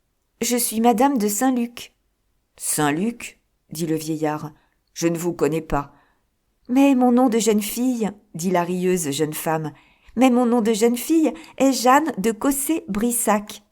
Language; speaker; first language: French; native; French